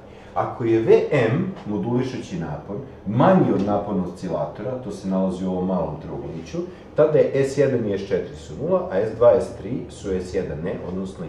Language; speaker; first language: Serbian; native; Serbian